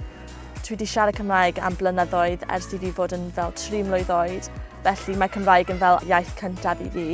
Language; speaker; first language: Welsh; non-native, local second language; English